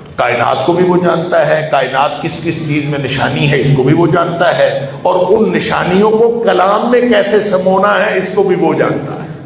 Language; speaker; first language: Urdu; non-native, local second language; Punjabi